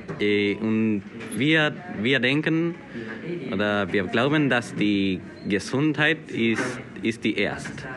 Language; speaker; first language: German; non-native, learner; Spanish